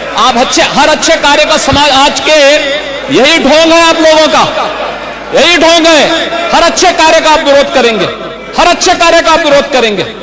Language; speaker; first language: Hindi; native; Hindi